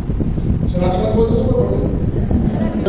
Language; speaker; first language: Hindi; non-native, local second language; Gujarati